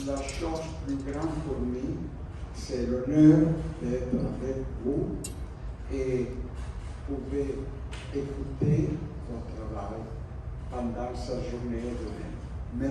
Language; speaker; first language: French; non-native, learner; Italian